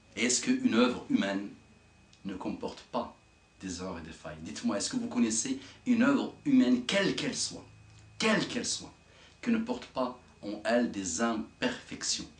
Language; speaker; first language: French; non-native, local second language; Arabic